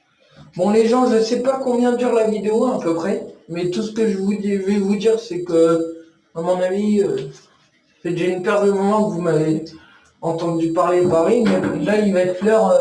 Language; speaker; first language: French; native; French